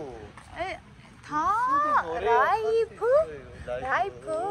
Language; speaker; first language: Korean; non-native, learner; Urdu